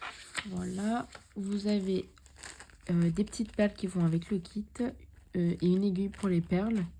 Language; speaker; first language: French; native; French